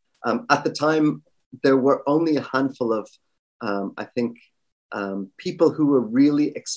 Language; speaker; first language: English; native; English